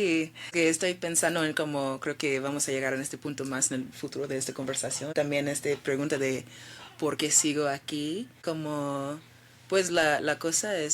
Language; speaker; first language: Spanish; early bilingual, heritage; Spanish